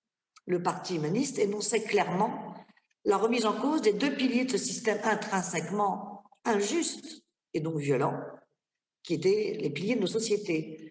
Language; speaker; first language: French; native; French